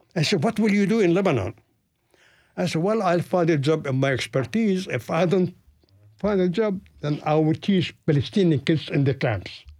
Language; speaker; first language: English; non-native, fluent; Arabic